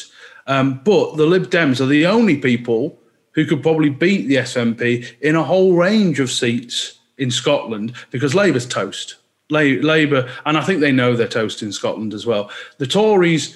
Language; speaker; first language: English; native; English